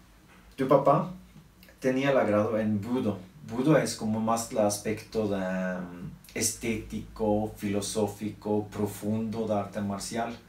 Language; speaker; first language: Spanish; non-native, learner; Norwegian